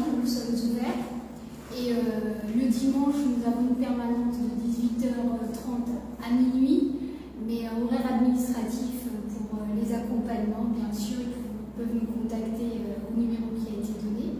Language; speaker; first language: French; native; French